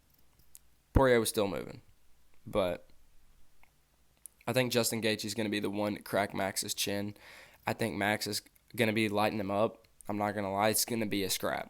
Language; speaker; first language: English; native; English